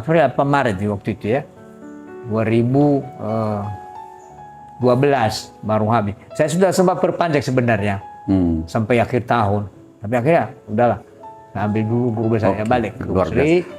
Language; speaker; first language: Indonesian; non-native, local second language; Nias